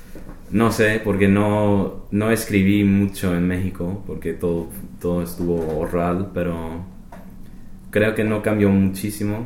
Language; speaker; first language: Spanish; non-native, fluent; English